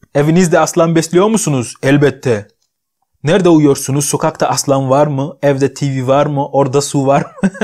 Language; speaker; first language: Turkish; non-native, fluent; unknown